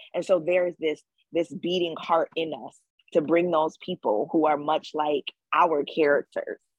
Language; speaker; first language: English; native; English